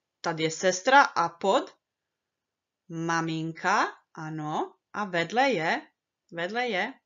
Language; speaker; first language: Czech; early bilingual, heritage; Czech